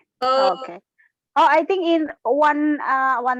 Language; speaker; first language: English; non-native, learner; Indonesian